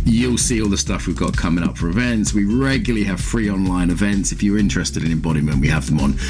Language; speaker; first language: English; native; English